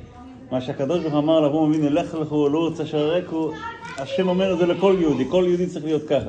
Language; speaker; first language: Hebrew; non-native, fluent; Yiddish